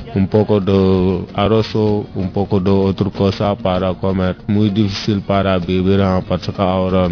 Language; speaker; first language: Spanish; non-native, learner; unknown